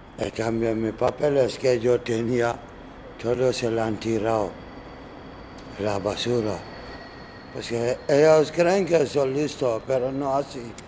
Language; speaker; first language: Spanish; non-native, learner; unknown